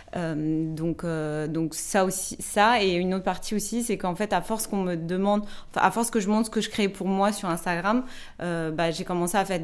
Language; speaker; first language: French; native; French